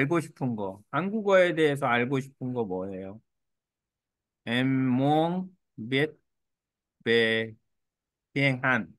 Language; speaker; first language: Korean; native; Korean